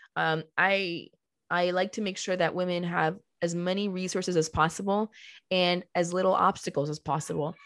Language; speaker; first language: English; early bilingual, other home language; Spanish